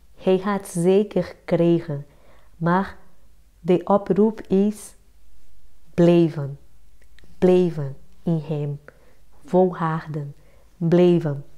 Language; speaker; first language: Dutch; non-native, fluent; Portuguese